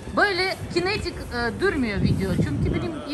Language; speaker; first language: Turkish; non-native, learner; Russian